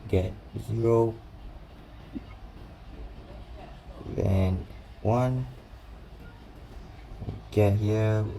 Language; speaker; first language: English; non-native, local second language; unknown